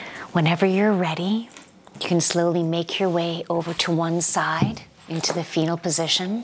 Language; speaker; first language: English; native; English